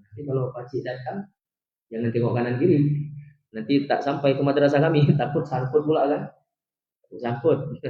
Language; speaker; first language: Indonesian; native; Indonesian